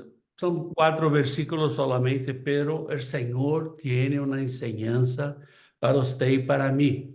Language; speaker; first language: Spanish; non-native, fluent; Portuguese